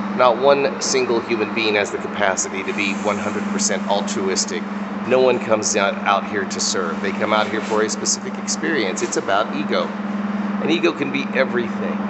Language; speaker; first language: English; native; English